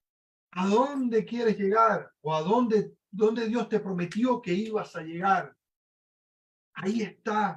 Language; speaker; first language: Spanish; native; Spanish